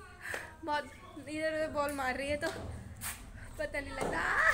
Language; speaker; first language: Hindi; native; Hindi